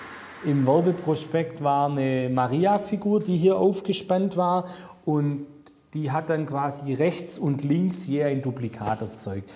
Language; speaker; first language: German; native; German